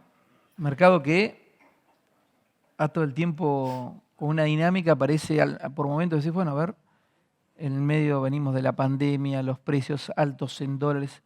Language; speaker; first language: Spanish; native; Spanish